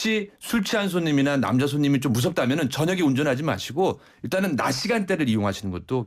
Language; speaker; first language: Korean; native; Korean